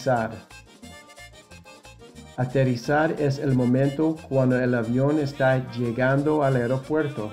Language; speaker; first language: Spanish; non-native, fluent; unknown